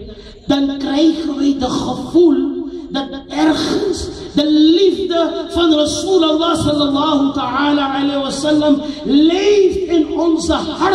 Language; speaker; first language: Dutch; non-native, local second language; Urdu